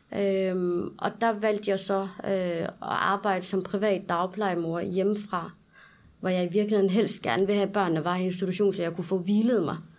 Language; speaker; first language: Danish; early bilingual, other home language; Arabic